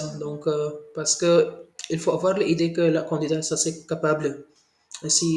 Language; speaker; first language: French; non-native, learner; Hindi